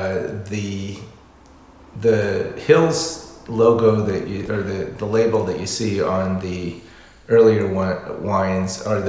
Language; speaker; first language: English; native; English